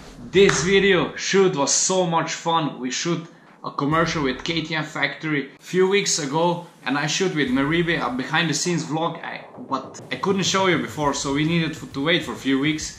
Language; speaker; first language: English; non-native, fluent; Slovenian